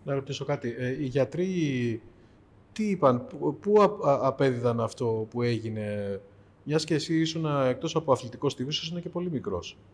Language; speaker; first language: Greek; native; Greek